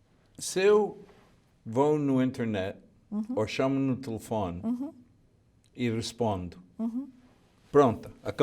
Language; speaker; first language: Portuguese; early bilingual, heritage; Portuguese